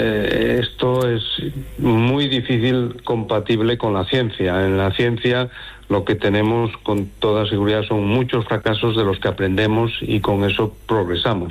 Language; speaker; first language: Spanish; native; Spanish